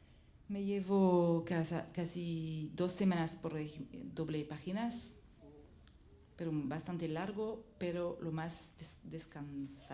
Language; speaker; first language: Spanish; non-native, learner; French